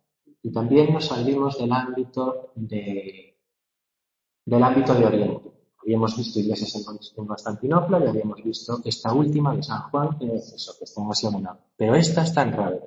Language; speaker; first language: Spanish; native; Spanish